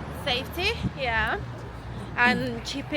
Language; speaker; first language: English; non-native, fluent; Spanish